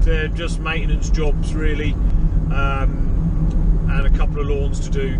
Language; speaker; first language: English; native; English